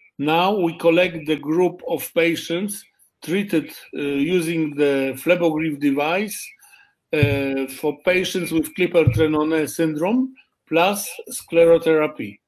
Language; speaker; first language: English; non-native, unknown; Polish